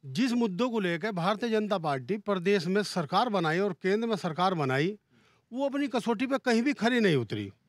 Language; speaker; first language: Hindi; native; Hindi